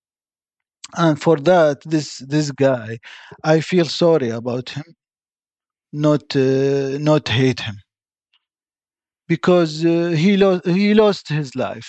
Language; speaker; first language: English; non-native, fluent; Arabic